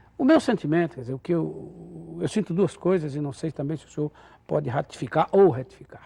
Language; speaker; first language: Portuguese; native; Portuguese